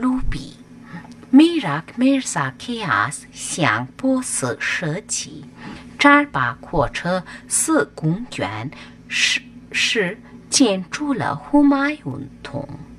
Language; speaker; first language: Chinese; non-native, fluent; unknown